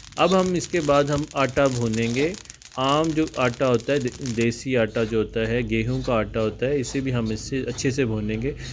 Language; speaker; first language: Urdu; non-native, local second language; Punjabi